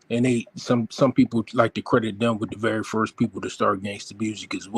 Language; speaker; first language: English; native; English